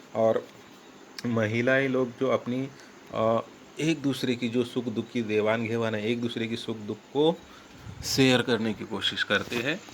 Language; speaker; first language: Hindi; non-native, local second language; Marathi